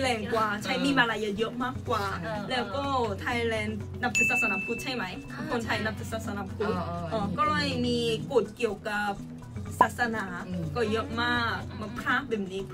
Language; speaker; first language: Thai; non-native, learner; Korean